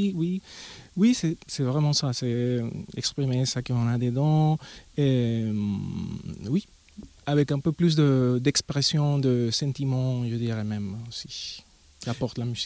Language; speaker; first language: French; non-native, fluent; Spanish